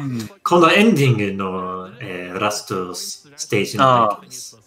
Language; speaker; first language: Japanese; non-native, learner; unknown